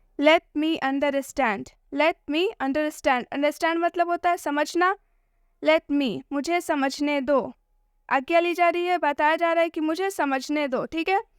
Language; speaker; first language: Hindi; native; Hindi